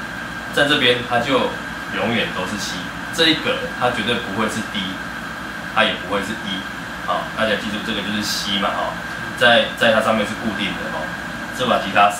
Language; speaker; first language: Chinese; native; Chinese